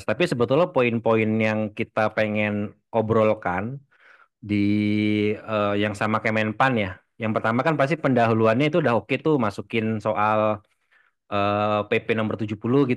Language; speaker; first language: Indonesian; native; Indonesian